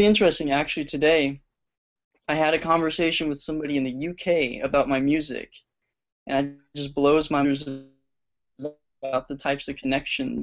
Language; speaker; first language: English; native; English